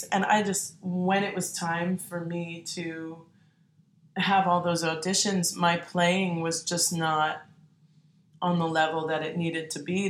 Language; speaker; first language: English; native; English